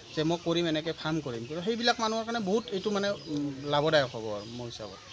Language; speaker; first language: Assamese; native; Assamese